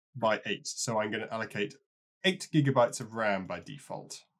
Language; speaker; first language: English; native; English